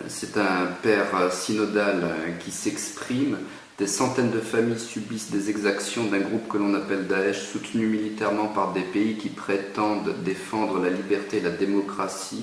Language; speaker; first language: French; native; French